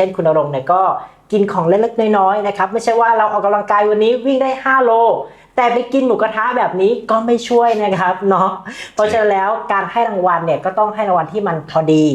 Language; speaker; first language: Thai; native; Thai